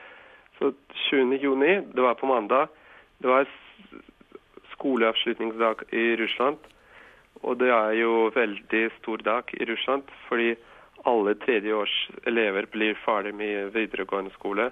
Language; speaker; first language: Norwegian; non-native, fluent; Russian